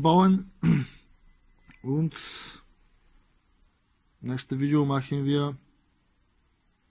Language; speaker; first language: German; non-native, learner; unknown